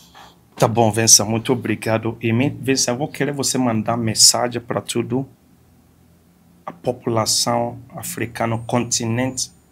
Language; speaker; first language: Portuguese; non-native, fluent; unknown